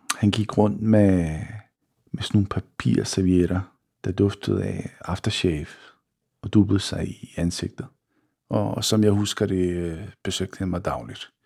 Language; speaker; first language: Danish; early bilingual, other home language; Bosnian